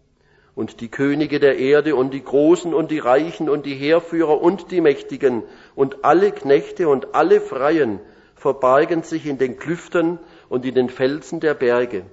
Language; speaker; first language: German; native; German